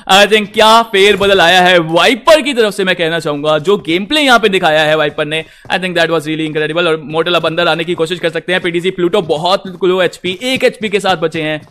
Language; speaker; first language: Hindi; native; Hindi